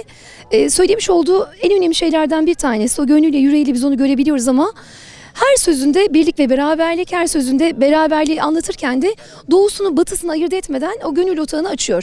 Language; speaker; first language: Turkish; native; Turkish